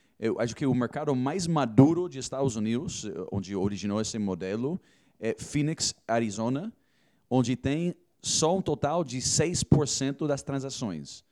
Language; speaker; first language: Portuguese; non-native, fluent; English